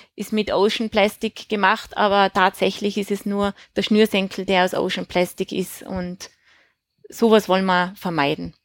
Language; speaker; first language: German; native; German